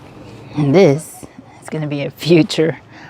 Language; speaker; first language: English; native; English